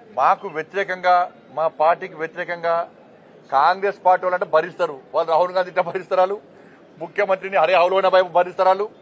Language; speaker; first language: Telugu; native; Telugu